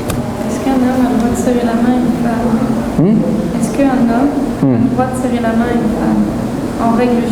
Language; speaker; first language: French; native; French